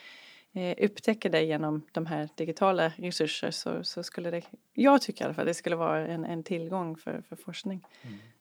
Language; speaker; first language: Swedish; non-native, fluent; English